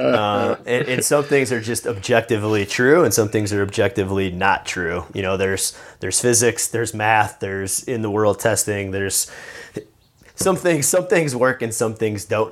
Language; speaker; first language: English; native; English